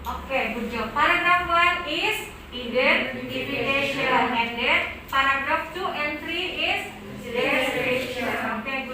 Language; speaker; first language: English; non-native, learner; Indonesian